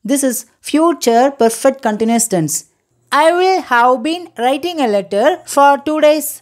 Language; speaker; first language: English; non-native, local second language; Tamil